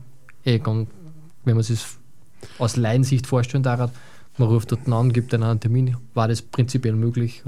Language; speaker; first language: German; native; German